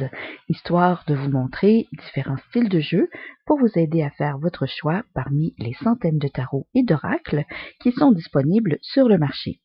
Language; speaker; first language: French; native; French